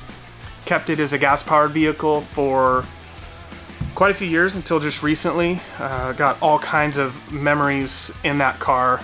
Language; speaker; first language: English; native; English